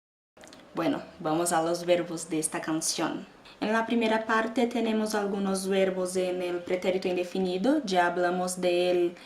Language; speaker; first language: Spanish; non-native, fluent; Portuguese